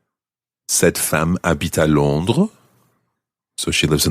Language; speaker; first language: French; non-native, fluent; English